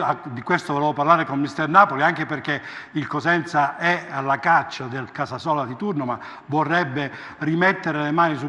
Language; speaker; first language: Italian; native; Italian